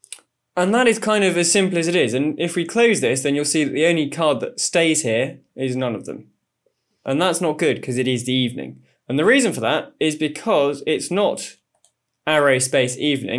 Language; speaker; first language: English; native; English